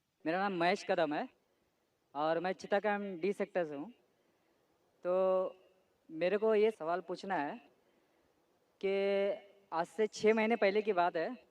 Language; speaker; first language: Hindi; non-native, local second language; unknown